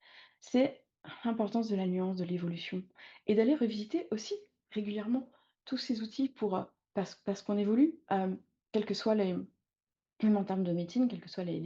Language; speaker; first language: French; native; French